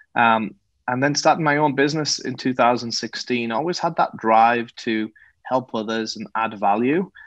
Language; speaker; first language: English; native; English